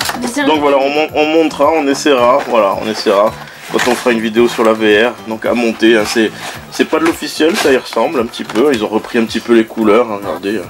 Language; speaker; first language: French; native; French